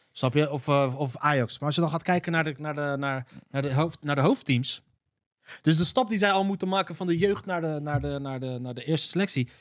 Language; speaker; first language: Dutch; early bilingual, other home language; Arabic